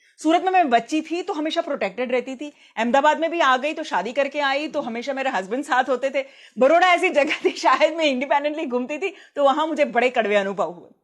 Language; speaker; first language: Hindi; non-native, local second language; Gujarati